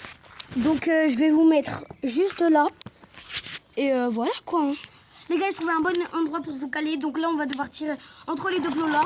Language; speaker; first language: French; native; French